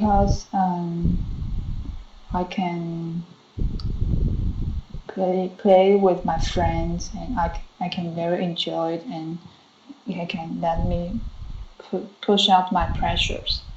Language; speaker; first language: English; non-native, learner; Chinese